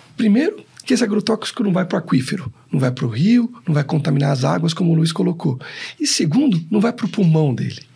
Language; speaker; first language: Portuguese; native; Portuguese